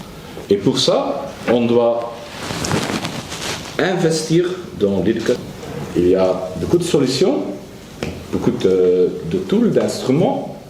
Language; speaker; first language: French; non-native, learner; Dutch